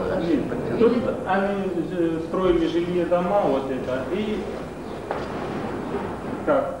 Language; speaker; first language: Russian; non-native, learner; Arabic